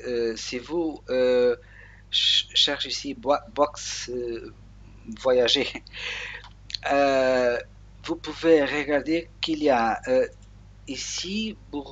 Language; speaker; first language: French; non-native, learner; Portuguese